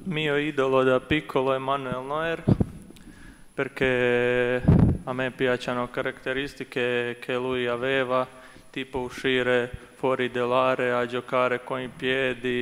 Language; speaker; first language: Italian; non-native, learner; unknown